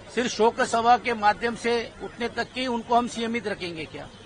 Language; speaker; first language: Hindi; non-native, local second language; Marathi